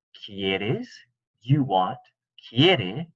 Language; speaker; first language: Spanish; non-native, fluent; English